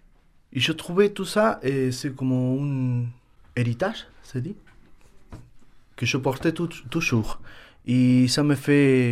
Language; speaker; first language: French; non-native, learner; Spanish